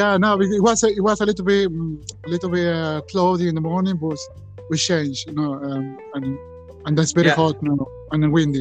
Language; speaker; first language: English; non-native, learner; Spanish